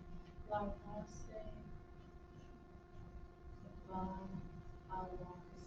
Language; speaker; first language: Spanish; non-native, learner; English